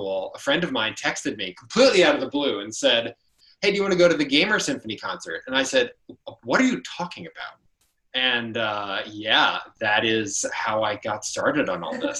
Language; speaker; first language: English; native; English